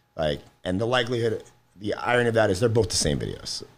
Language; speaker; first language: English; native; English